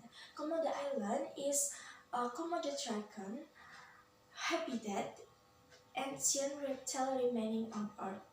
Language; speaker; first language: English; non-native, learner; Indonesian